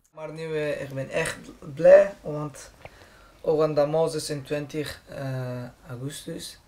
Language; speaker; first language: Dutch; non-native, learner; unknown